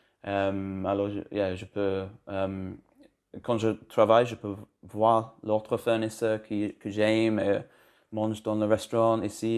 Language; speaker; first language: French; non-native, learner; English